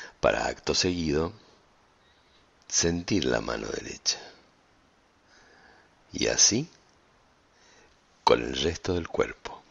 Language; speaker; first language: Spanish; native; Spanish